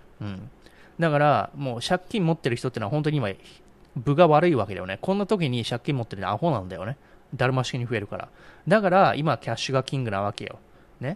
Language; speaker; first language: Japanese; native; Japanese